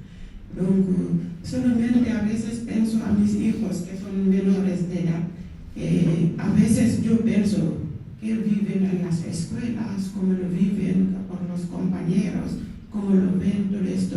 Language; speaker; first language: Spanish; non-native, local second language; Wolof